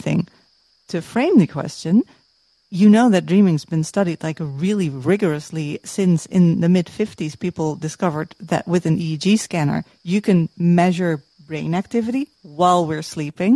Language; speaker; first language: English; non-native, fluent; Dutch